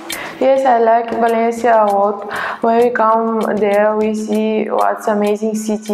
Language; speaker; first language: English; non-native, learner; Bulgarian